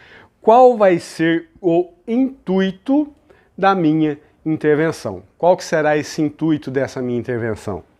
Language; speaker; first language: Portuguese; native; Portuguese